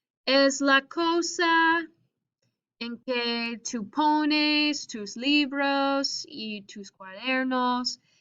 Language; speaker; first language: Spanish; non-native, fluent; English